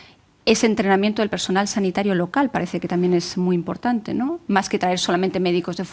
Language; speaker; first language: Spanish; native; Spanish